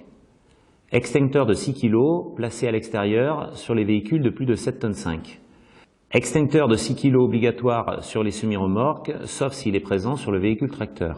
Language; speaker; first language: French; native; French